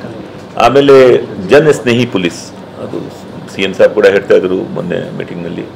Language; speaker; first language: Kannada; non-native, fluent; Hindi